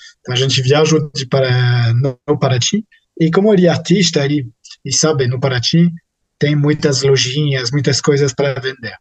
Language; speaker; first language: Portuguese; non-native, fluent; French